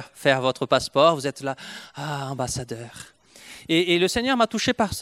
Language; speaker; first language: French; non-native, fluent; Portuguese